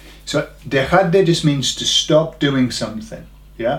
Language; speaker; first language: English; native; English